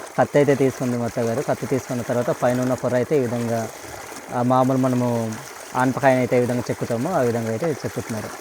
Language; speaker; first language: Telugu; non-native, local second language; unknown